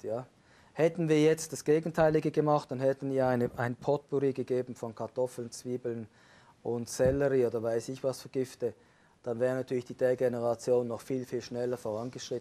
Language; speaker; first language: German; native; German